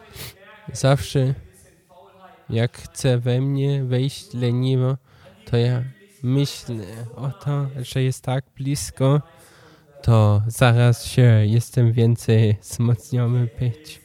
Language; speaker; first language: Polish; non-native, learner; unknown